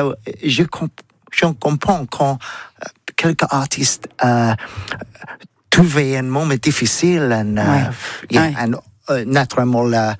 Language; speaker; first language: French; non-native, learner; English